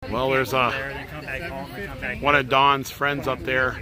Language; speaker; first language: English; native; English